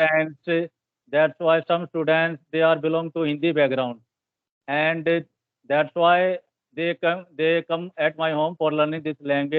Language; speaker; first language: English; non-native, learner; Hindi